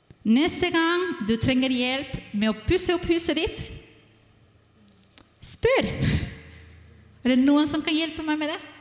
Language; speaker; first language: Norwegian; non-native, fluent; Spanish